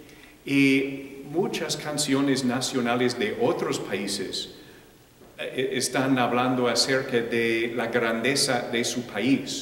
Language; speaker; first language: Spanish; non-native, fluent; English